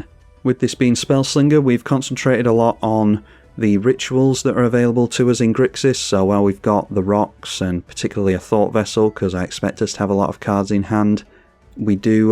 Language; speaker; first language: English; native; English